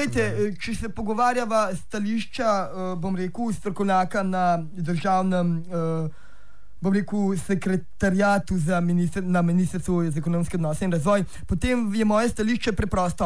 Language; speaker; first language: Slovenian; native; Slovenian